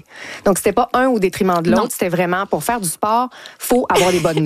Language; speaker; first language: French; native; French